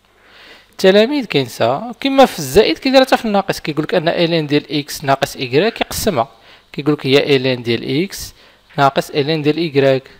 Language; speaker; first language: Arabic; native; Arabic